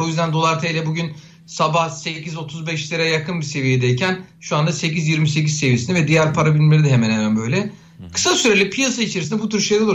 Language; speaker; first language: Turkish; native; Turkish